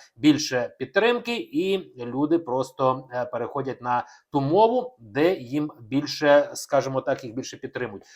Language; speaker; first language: Ukrainian; non-native, local second language; Russian